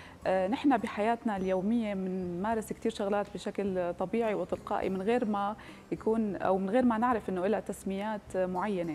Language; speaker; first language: Arabic; native; Arabic